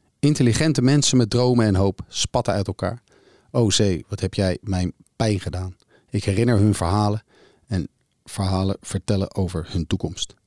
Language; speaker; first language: Dutch; native; Dutch